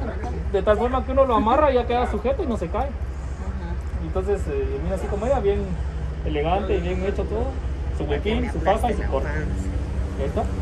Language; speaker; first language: Spanish; native; Spanish